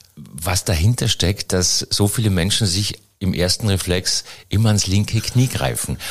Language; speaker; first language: German; native; German